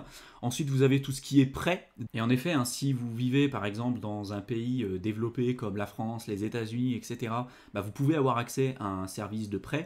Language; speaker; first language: French; native; French